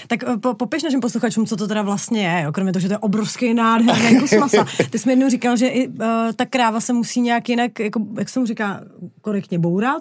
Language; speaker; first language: Czech; native; Czech